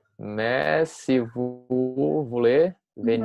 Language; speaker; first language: French; non-native, learner; Portuguese